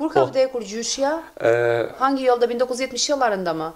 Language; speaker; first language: Albanian; native; Albanian